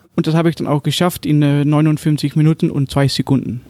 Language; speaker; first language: German; non-native, learner; Dutch